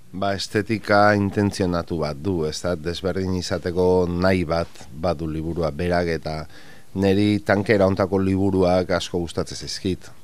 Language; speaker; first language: Basque; non-native, local second language; Spanish